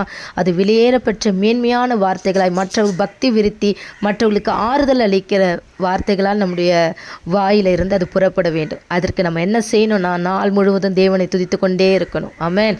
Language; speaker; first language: Tamil; native; Tamil